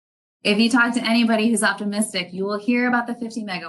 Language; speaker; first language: English; native; English